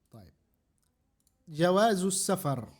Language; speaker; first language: Arabic; non-native, fluent; Indonesian